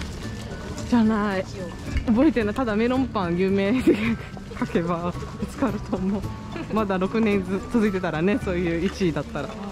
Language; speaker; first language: Japanese; non-native, fluent; Portuguese